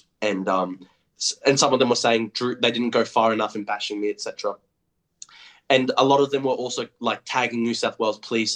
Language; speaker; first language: English; native; English